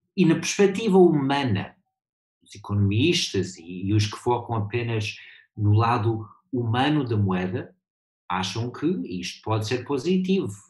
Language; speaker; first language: Portuguese; early bilingual, heritage; Portuguese